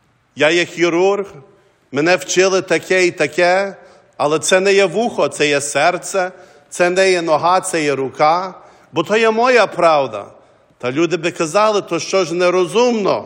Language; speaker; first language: Ukrainian; early bilingual, heritage; Ukrainian